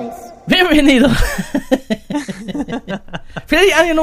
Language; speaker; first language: Spanish; non-native, fluent; German